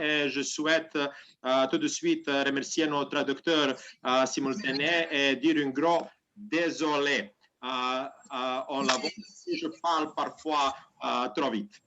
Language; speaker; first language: French; non-native, learner; Serbian